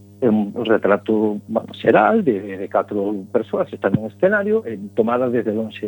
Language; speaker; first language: Galician; non-native, local second language; Spanish